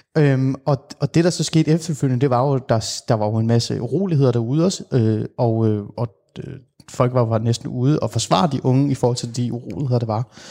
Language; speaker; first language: Danish; early bilingual, other home language; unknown